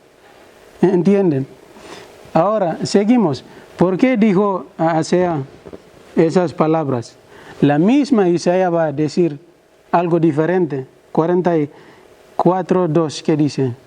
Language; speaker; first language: Spanish; non-native, learner; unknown